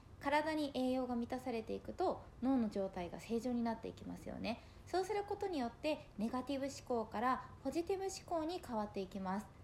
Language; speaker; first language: Japanese; native; Japanese